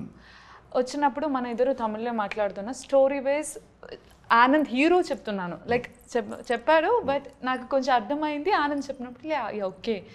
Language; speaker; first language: Telugu; non-native, learner; Malayalam